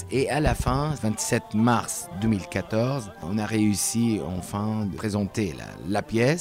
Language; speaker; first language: French; non-native, learner; Arabic